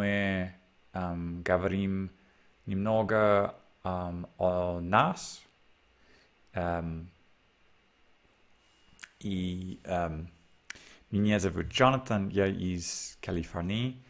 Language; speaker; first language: Russian; non-native, learner; English